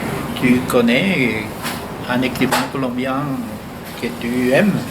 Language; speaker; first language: French; non-native, fluent; Spanish